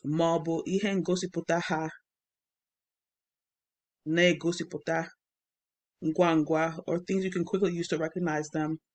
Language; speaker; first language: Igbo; non-native, learner; English